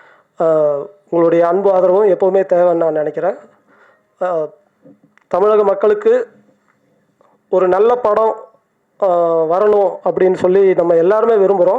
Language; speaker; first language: Tamil; native; Tamil